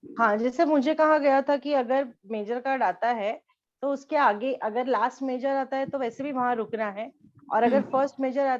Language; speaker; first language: Hindi; native; Hindi